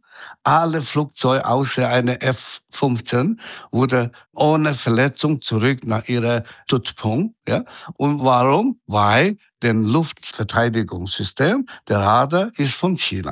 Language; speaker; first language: German; non-native, fluent; Chinese